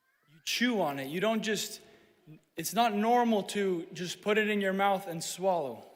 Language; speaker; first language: English; native; English